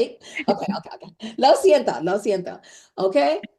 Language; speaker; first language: Spanish; non-native, fluent; English